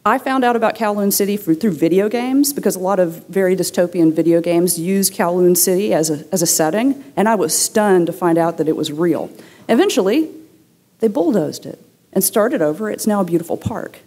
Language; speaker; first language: English; native; English